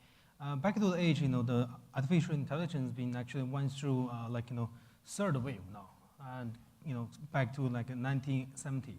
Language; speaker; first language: English; non-native, fluent; Chinese